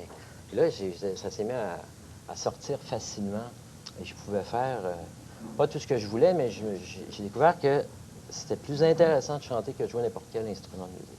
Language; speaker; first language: French; native; French